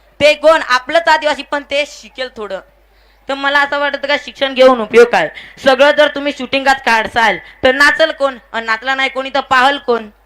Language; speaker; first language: Marathi; non-native, local second language; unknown